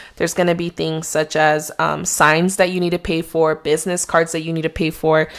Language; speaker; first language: English; non-native, fluent; Spanish